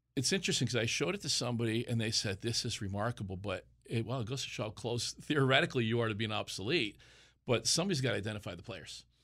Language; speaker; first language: English; native; English